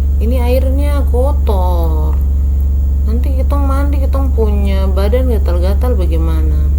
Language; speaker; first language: Indonesian; native; Indonesian